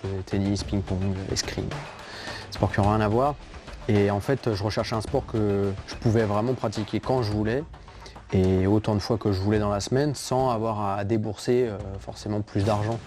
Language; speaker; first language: French; native; French